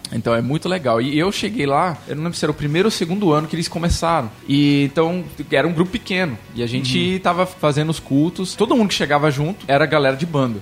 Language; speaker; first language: Portuguese; early bilingual, other home language; English